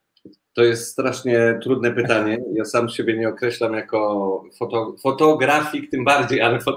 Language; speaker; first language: Polish; native; Polish